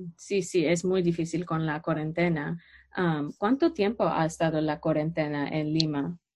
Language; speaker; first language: Spanish; non-native, learner; English